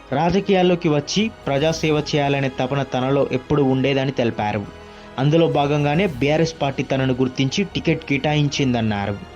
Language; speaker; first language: Telugu; native; Telugu